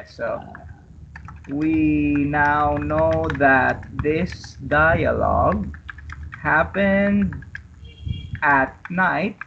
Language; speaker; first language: English; non-native, fluent; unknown